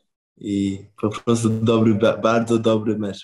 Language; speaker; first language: Polish; early bilingual, heritage; English